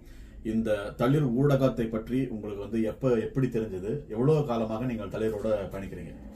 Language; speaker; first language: Tamil; native; Tamil